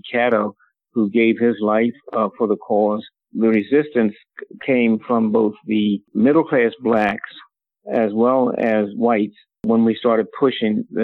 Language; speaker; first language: English; native; English